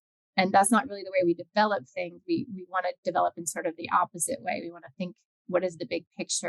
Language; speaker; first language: English; native; English